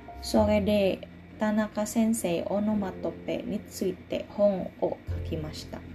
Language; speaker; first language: Japanese; non-native, learner; Indonesian